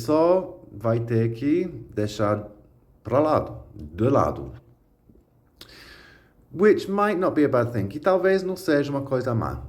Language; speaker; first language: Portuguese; non-native, fluent; English